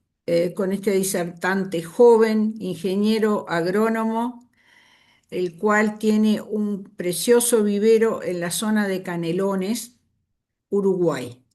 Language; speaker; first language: Spanish; native; Spanish